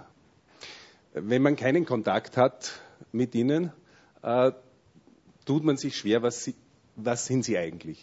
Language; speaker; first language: German; native; German